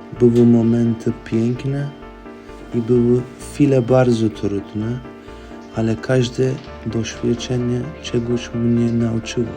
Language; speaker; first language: Polish; non-native, fluent; Turkish